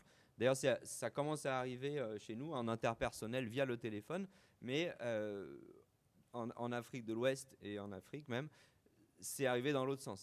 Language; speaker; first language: French; native; French